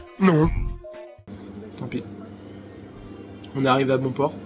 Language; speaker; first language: French; native; French